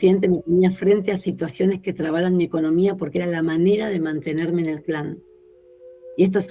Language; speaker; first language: Spanish; native; Spanish